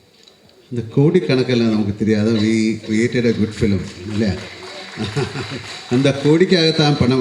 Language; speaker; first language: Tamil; non-native, learner; Malayalam